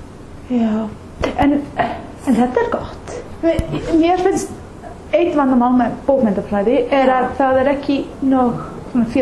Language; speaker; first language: Icelandic; non-native, learner; English